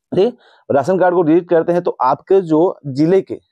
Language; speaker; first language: Hindi; native; Hindi